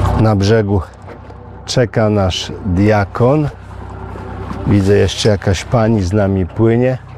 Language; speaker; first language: Polish; native; Polish